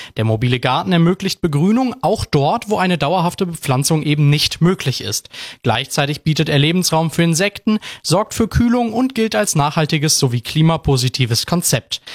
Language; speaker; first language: German; native; German